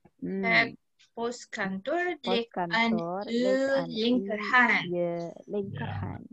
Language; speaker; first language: Dutch; non-native, learner; Indonesian